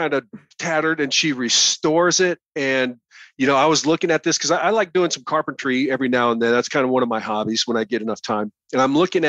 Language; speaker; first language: English; native; English